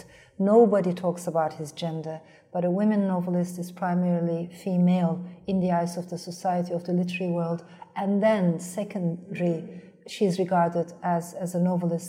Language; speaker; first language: English; non-native, fluent; Turkish